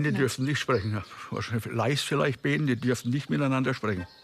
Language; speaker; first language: German; native; German